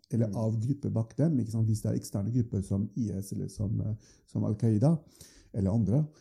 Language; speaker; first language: Norwegian; non-native, fluent; French